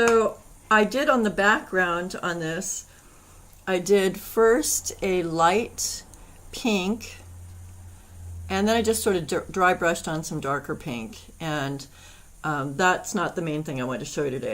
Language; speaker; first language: English; native; English